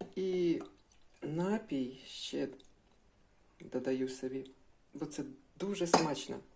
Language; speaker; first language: Ukrainian; non-native, local second language; Russian